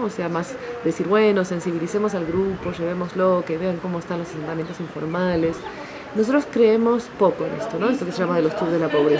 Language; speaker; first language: Spanish; native; Spanish